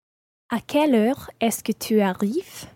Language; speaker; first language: French; non-native, learner; English